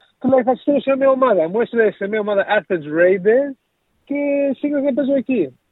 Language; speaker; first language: Greek; early bilingual, heritage; Greek